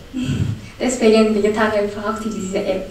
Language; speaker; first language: German; non-native, learner; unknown